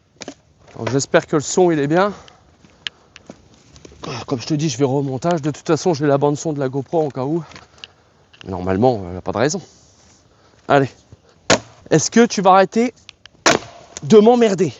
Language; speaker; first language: French; native; French